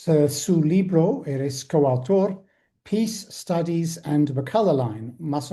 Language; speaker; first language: Spanish; non-native, fluent; English